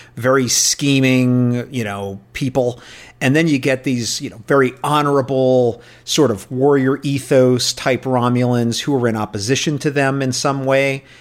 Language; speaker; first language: English; native; English